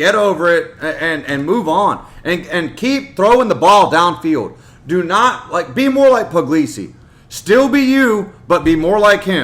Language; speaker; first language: English; native; English